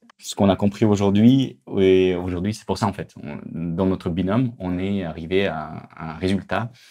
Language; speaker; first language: French; non-native, fluent; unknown